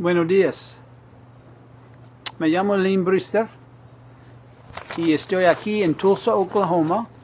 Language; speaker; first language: Spanish; non-native, fluent; English